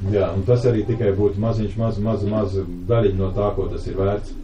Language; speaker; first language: Latvian; native; Latvian